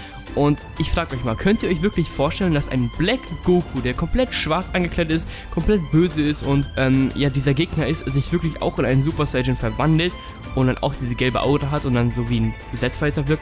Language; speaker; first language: German; native; German